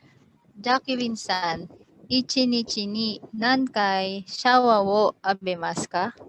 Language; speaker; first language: Japanese; non-native, learner; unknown